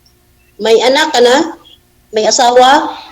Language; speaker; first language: Filipino; non-native, local second language; Cebuano